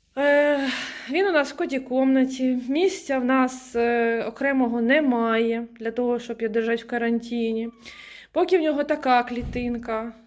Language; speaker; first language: Ukrainian; native; Ukrainian